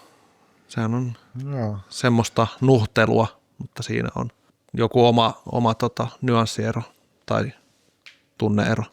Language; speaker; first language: Finnish; native; Finnish